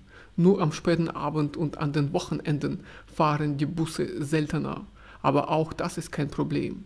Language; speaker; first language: German; non-native, fluent; Russian